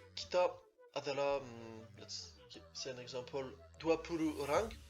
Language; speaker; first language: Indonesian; non-native, learner; French